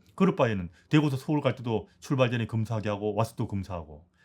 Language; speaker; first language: Korean; native; Korean